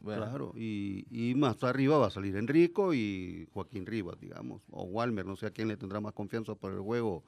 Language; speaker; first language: Spanish; native; Spanish